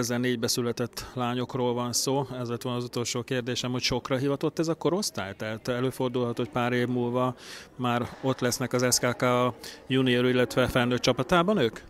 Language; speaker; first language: Hungarian; native; Hungarian